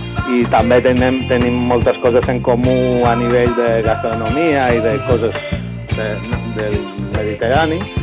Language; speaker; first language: Catalan; non-native, fluent; Greek